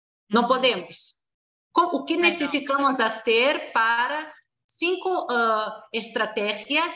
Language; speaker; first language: Spanish; non-native, fluent; Portuguese